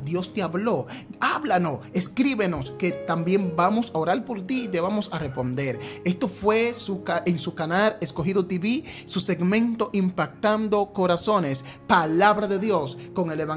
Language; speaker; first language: Spanish; native; Spanish